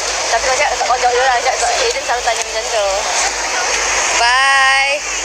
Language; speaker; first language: Indonesian; non-native, local second language; Malay